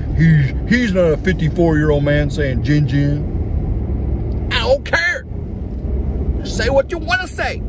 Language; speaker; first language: English; native; English